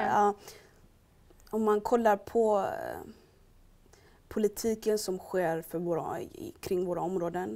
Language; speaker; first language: Swedish; early bilingual, other home language; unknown